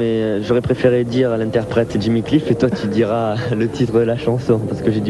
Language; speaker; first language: French; native; French